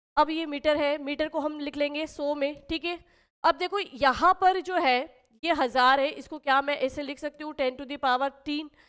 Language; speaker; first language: Hindi; native; Hindi